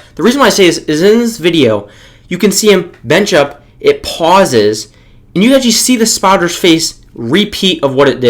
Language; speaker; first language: English; native; English